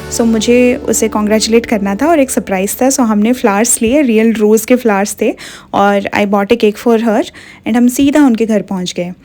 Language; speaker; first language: Hindi; non-native, local second language; Odia